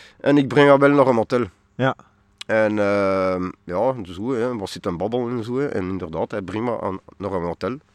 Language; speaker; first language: Dutch; non-native, local second language; French